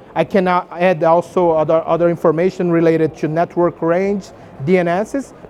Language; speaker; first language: English; non-native, fluent; Portuguese